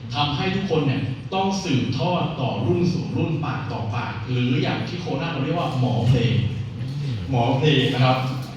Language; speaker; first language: Thai; native; Thai